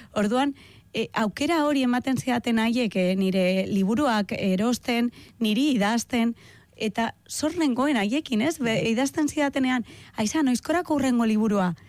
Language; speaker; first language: Basque; non-native, local second language; Spanish